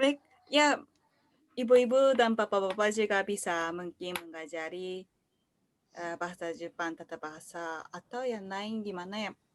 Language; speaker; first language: Indonesian; non-native, learner; Japanese